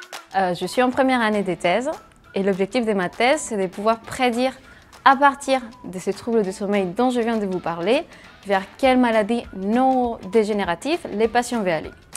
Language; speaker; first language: French; non-native, fluent; Spanish